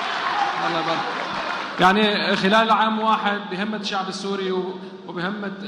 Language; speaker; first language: Arabic; native; Arabic